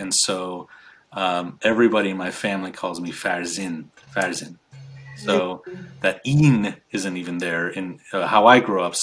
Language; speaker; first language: English; native; English